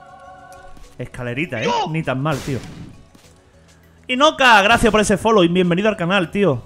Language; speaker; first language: Spanish; native; Spanish